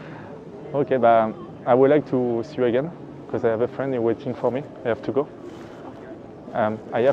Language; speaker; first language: English; non-native, fluent; French